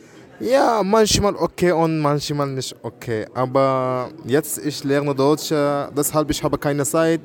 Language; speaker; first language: German; non-native, learner; Arabic